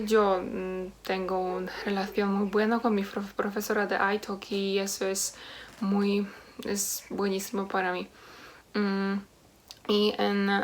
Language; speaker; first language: Spanish; non-native, learner; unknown